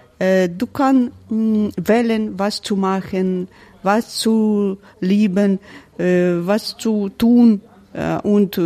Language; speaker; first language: German; non-native, learner; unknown